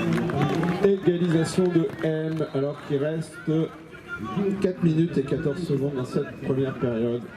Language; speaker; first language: French; native; French